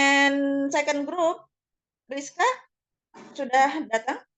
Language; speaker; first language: English; non-native, fluent; Indonesian